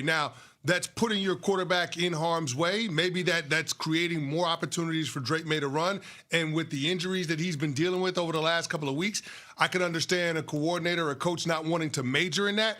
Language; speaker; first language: English; native; English